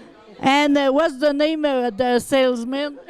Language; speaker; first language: English; non-native, local second language; French